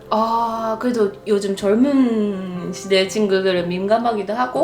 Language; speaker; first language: Korean; non-native, fluent; Japanese